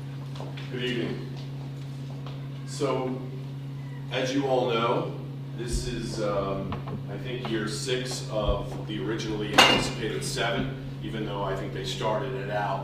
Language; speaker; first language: English; native; English